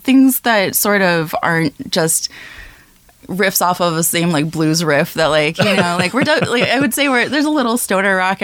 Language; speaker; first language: English; native; English